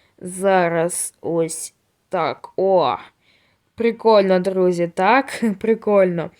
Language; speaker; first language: Ukrainian; native; Ukrainian